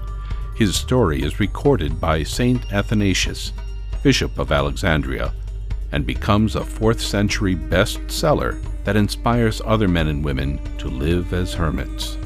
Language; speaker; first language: English; native; English